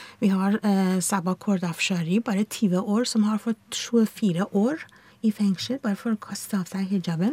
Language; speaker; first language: Norwegian; non-native, fluent; Persian